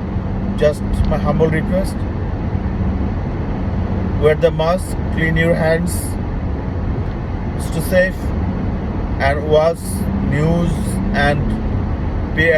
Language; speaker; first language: English; non-native, local second language; Bangla